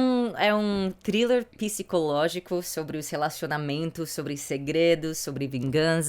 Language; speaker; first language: Portuguese; early bilingual, heritage; English